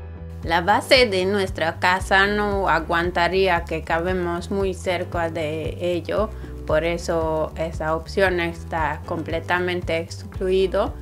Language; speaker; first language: Spanish; non-native, fluent; Hungarian